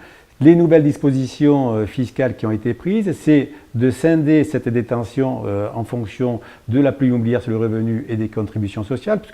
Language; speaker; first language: French; native; French